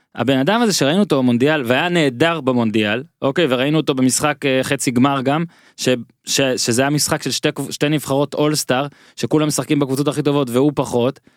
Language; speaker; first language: Hebrew; native; Hebrew